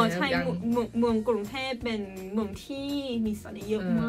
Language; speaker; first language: Thai; non-native, learner; Korean